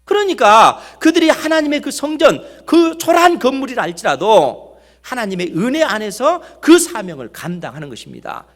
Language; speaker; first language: Korean; native; Korean